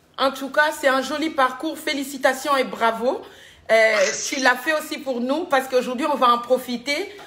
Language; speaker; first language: French; non-native, local second language; Lingala